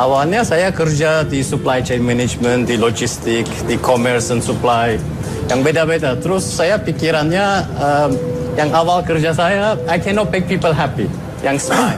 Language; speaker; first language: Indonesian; non-native, fluent; Turkish